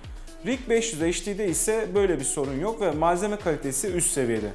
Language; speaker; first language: Turkish; native; Turkish